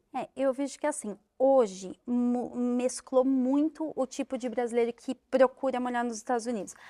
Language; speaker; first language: Portuguese; native; Portuguese